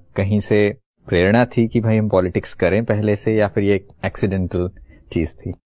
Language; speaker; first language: Hindi; native; Hindi